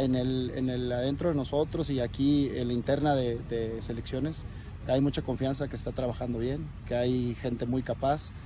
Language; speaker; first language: Spanish; native; Spanish